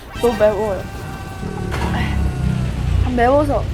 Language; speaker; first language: Korean; early bilingual, heritage; Japanese